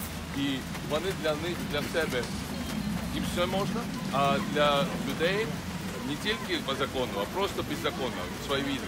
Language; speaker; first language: Ukrainian; non-native, learner; Georgian